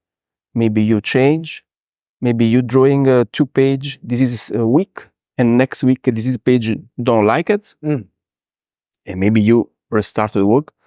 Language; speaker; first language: English; non-native, learner; Italian